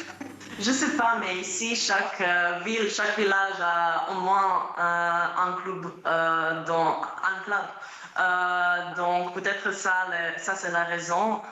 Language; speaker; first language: French; non-native, fluent; Croatian